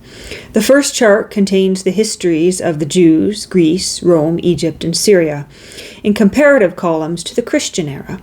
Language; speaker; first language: English; native; English